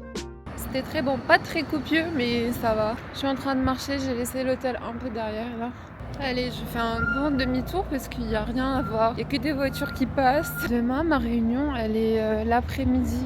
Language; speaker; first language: French; non-native, fluent; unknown